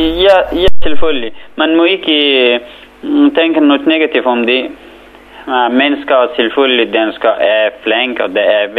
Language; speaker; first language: Danish; non-native, learner; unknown